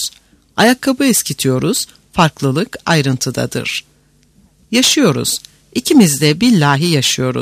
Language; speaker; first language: Turkish; native; Turkish